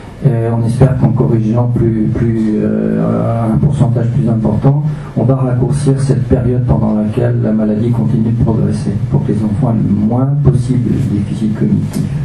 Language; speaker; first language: French; native; French